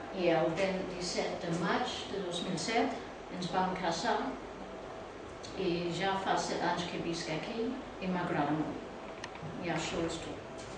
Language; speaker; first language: Catalan; non-native, learner; English